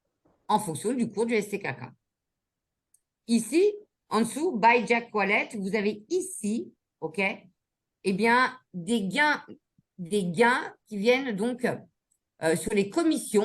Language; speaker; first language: French; native; French